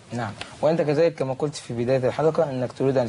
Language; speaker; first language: Arabic; native; Arabic